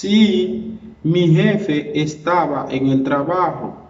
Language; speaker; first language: Spanish; non-native, fluent; Haitian Creole